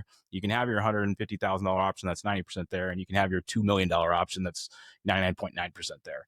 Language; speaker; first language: English; native; English